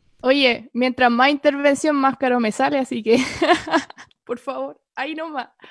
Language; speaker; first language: Spanish; native; Spanish